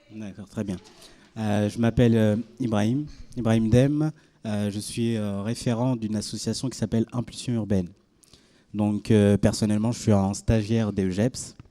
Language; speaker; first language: French; native; French